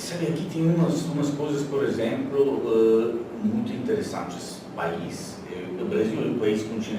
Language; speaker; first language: Portuguese; non-native, fluent; Slovenian